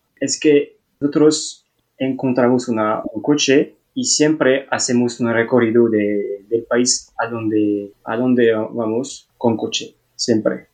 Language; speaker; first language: Spanish; non-native, learner; French